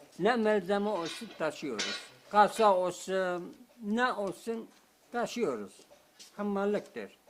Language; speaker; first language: Turkish; non-native, local second language; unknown